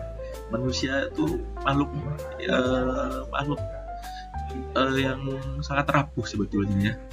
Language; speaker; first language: Indonesian; native; Indonesian